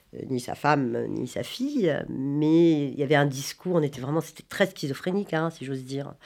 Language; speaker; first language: French; non-native, local second language; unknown